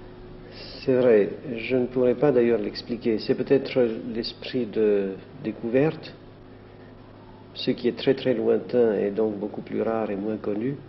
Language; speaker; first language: French; non-native, fluent; Greek